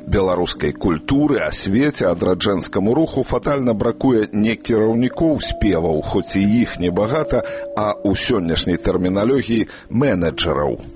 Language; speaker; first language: Belarusian; native; Belarusian